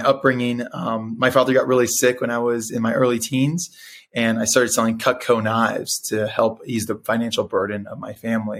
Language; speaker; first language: English; early bilingual, other home language; Spanish